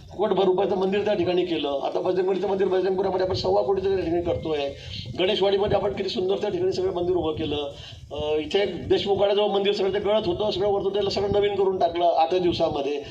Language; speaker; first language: Marathi; native; Marathi